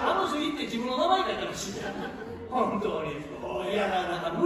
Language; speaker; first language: Japanese; native; Japanese